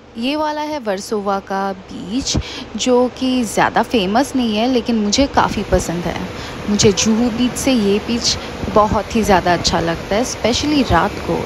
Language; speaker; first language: Hindi; non-native, local second language; Bangla